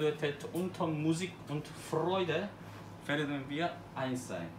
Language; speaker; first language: German; non-native, learner; Korean